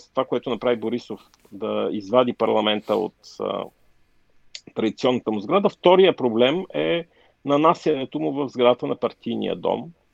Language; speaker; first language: Bulgarian; native; Bulgarian